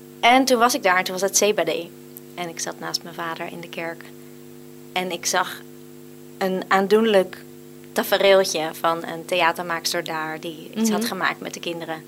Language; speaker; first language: Dutch; native; Dutch